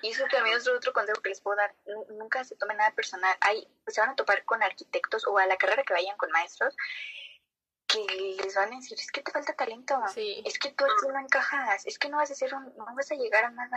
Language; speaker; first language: Spanish; native; Spanish